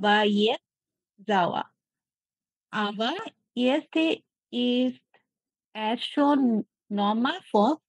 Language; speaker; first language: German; non-native, learner; Bangla